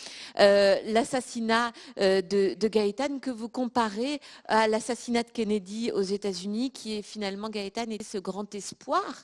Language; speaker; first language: French; native; French